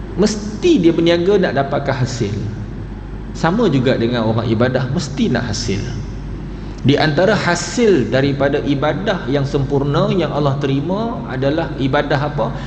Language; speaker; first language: Malay; native; Malay